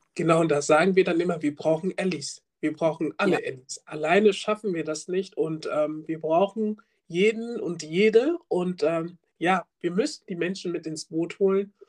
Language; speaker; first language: German; early bilingual, other home language; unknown